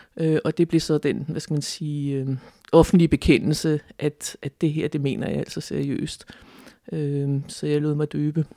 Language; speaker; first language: Danish; native; Danish